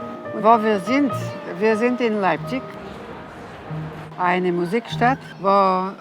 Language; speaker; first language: German; non-native, fluent; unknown